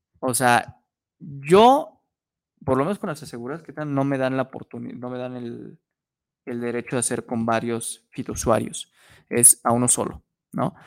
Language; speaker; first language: Spanish; native; Spanish